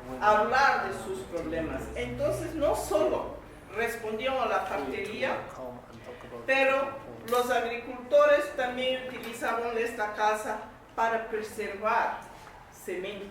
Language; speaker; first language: Spanish; non-native, fluent; English